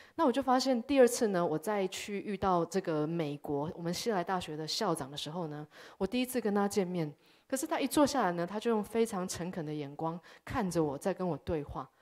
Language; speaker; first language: Chinese; early bilingual, heritage; Chinese